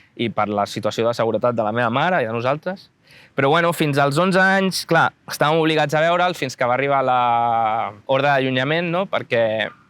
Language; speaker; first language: Catalan; native; Catalan